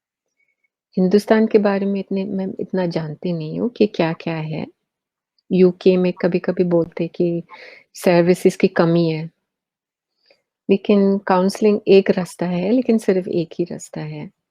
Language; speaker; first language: Hindi; early bilingual, heritage; Hindi